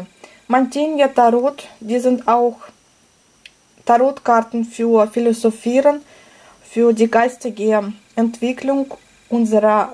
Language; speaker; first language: German; non-native, fluent; Russian